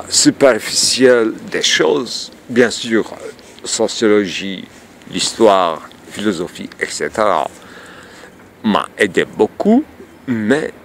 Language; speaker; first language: French; non-native, fluent; Turkish